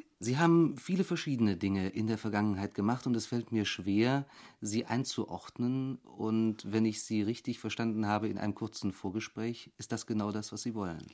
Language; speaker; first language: German; native; German